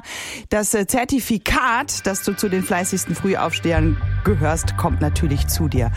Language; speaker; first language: German; native; German